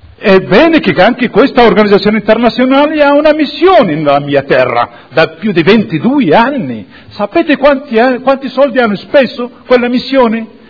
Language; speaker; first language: Italian; non-native, fluent; Arabic